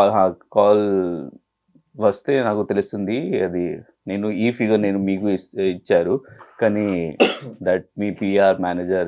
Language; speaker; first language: Telugu; non-native, learner; Hindi